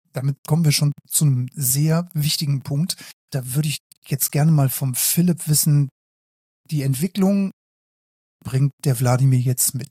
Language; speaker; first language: German; native; German